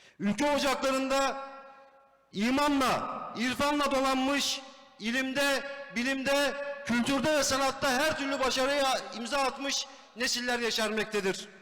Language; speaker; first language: Turkish; native; Turkish